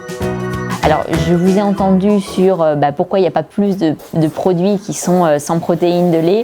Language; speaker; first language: French; native; French